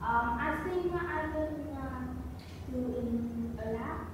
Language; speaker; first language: English; non-native, learner; Vietnamese